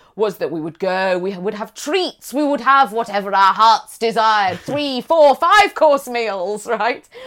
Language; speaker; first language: English; native; English